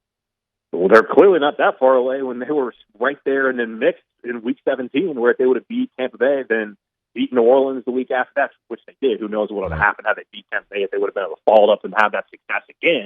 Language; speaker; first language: English; native; English